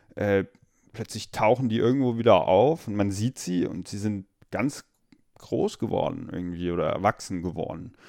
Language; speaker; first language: German; native; German